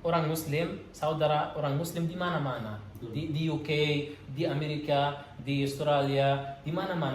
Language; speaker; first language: Indonesian; non-native, learner; Arabic